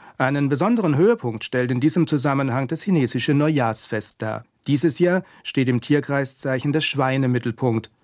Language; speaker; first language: German; native; German